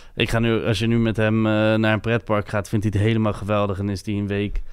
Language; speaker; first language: Dutch; non-native, local second language; French